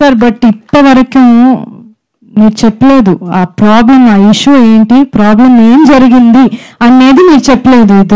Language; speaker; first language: Telugu; non-native, fluent; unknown